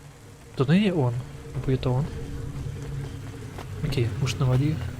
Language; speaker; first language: Czech; non-native, learner; Ukrainian